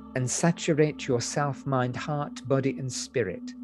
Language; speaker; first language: English; native; English